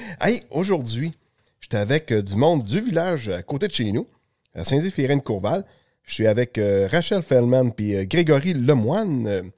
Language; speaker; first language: French; native; French